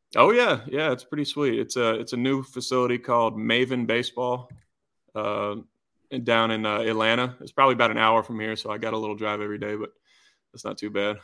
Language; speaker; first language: English; native; English